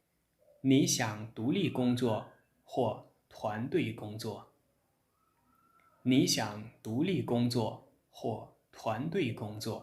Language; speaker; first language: Chinese; non-native, fluent; Lao